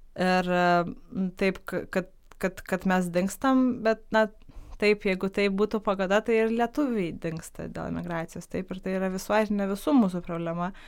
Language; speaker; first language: Lithuanian; non-native, local second language; Polish